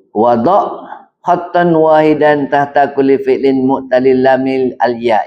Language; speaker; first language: Arabic; non-native, fluent; Malay